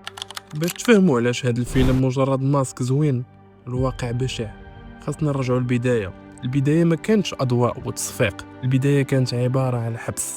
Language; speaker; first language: Arabic; native; Arabic